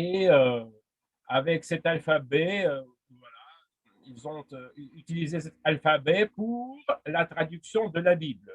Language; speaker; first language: French; non-native, fluent; Russian